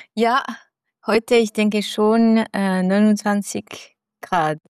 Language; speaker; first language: German; non-native, local second language; French